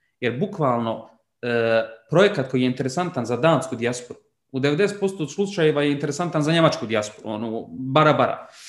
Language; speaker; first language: Croatian; early bilingual, heritage; Bosnian